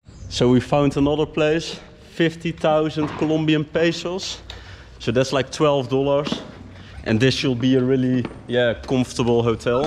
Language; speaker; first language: English; non-native, fluent; Dutch